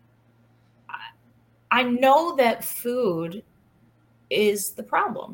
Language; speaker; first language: English; native; English